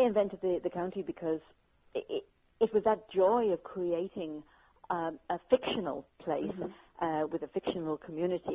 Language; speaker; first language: English; native; English